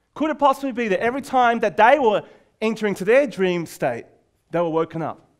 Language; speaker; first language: English; native; English